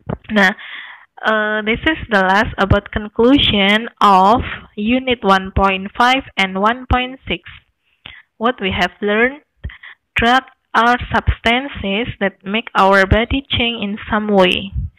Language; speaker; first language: English; non-native, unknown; Indonesian